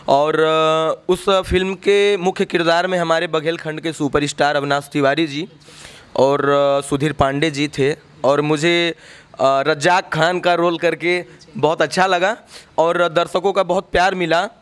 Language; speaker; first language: Hindi; native; Hindi